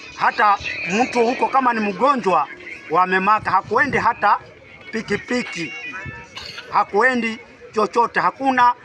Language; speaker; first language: Swahili; native; Swahili